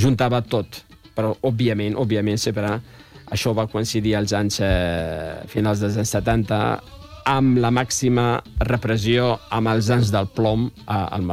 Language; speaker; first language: Catalan; non-native, fluent; Riffian